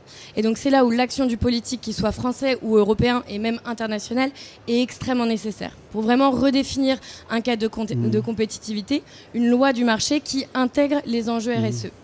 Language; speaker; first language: French; native; French